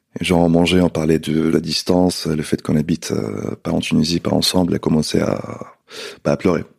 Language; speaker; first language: French; non-native, local second language; Arabic